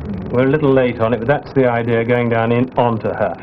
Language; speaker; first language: English; native; English